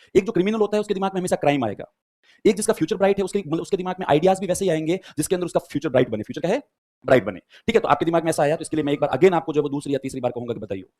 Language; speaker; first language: Hindi; native; Hindi